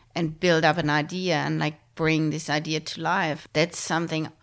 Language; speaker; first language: English; non-native, fluent; German